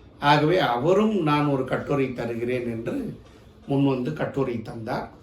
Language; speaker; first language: Tamil; native; Tamil